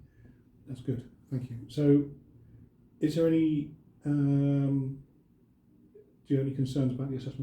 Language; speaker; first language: English; native; English